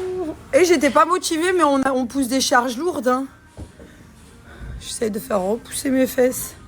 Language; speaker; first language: French; native; French